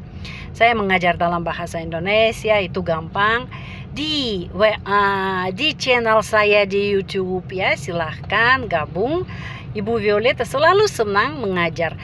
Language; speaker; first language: Indonesian; non-native, fluent; Russian